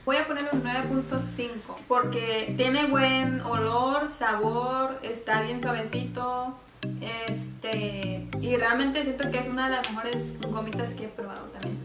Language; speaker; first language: Spanish; native; Spanish